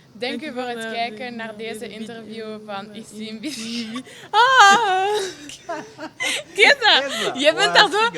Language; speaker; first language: Dutch; early bilingual, heritage; Kinyarwanda